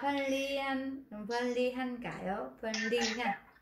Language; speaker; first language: Korean; non-native, learner; Vietnamese